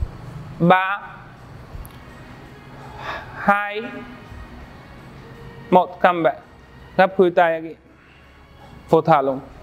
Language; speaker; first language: Vietnamese; non-native, learner; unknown